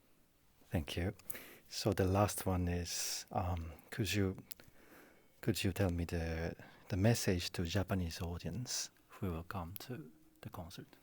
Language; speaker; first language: English; non-native, learner; Japanese